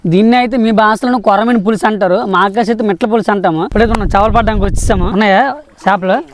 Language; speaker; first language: Telugu; non-native, local second language; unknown